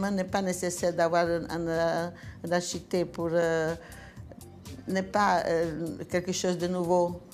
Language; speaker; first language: French; non-native, learner; Italian